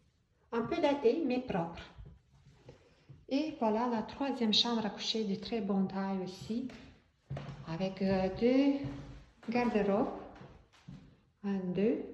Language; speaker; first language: French; non-native, fluent; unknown